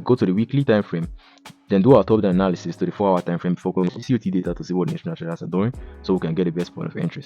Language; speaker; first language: English; native; English